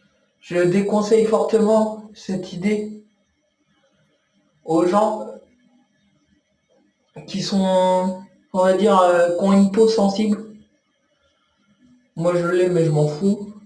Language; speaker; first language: French; native; French